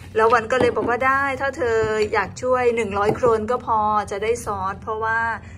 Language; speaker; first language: Thai; native; Thai